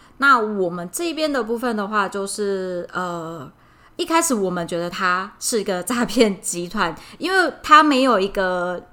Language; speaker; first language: Chinese; native; Chinese